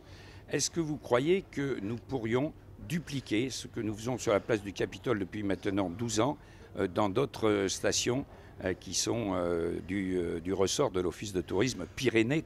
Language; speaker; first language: French; native; French